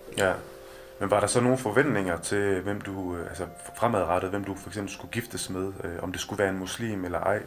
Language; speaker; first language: Danish; early bilingual, other home language; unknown